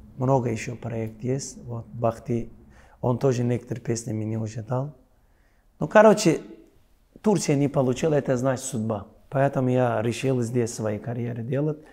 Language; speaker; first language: Russian; non-native, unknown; Turkish